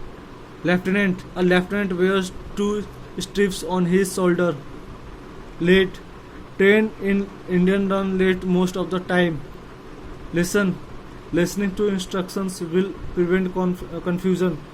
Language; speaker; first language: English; non-native, local second language; Hindi